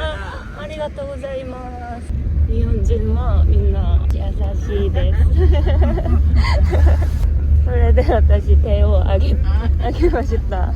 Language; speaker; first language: Japanese; non-native, learner; Korean